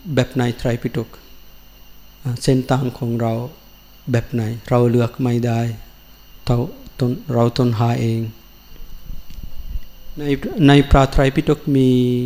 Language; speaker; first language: Thai; non-native, learner; Sinhala